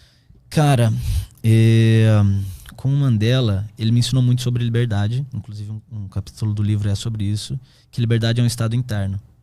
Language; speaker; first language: Portuguese; native; Portuguese